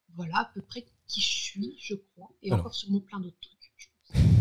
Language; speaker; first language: French; native; French